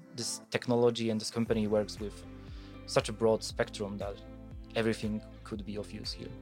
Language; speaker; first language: English; non-native, fluent; Polish